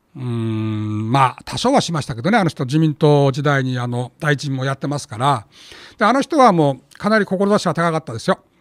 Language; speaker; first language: Japanese; native; Japanese